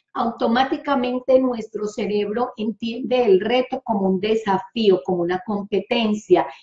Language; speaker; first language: Spanish; native; Spanish